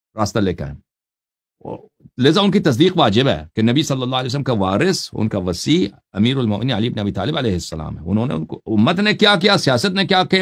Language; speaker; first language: Urdu; native; Urdu